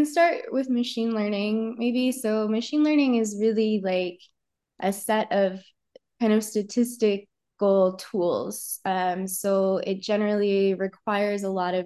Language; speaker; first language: English; native; English